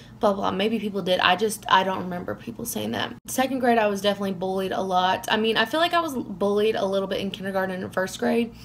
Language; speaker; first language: English; native; English